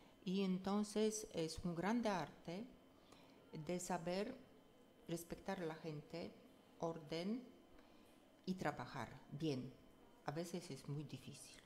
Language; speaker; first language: Spanish; non-native, fluent; Polish